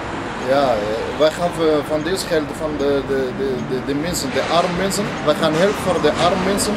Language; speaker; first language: Dutch; non-native, learner; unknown